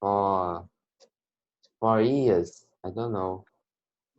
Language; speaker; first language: English; non-native, learner; Portuguese